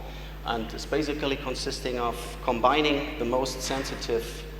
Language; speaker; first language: English; non-native, fluent; German